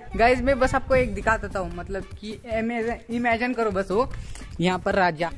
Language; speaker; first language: Hindi; non-native, local second language; Marathi